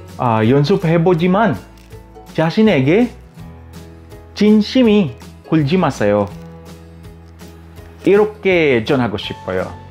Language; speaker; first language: Korean; non-native, learner; Filipino